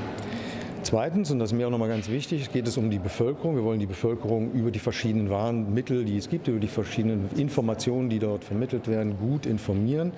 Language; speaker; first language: German; native; German